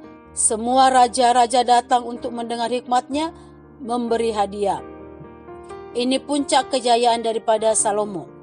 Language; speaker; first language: Indonesian; native; Indonesian